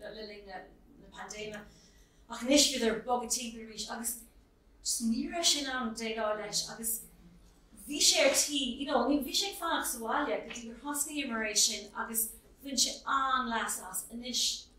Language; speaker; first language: Irish; non-native, local second language; English